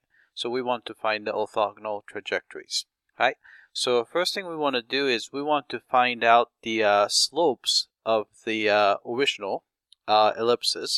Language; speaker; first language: English; non-native, fluent; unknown